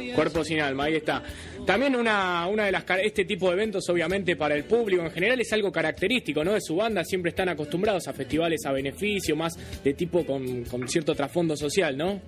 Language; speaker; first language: Spanish; native; Spanish